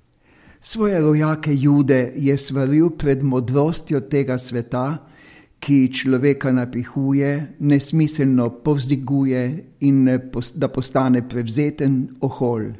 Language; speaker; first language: Slovenian; native; Slovenian